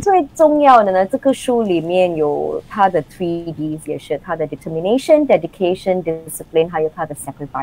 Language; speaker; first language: Chinese; non-native, local second language; English